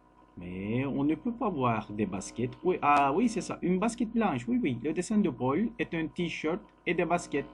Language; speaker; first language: French; non-native, learner; Turkish